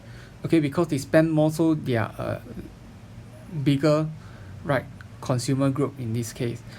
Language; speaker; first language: English; native; English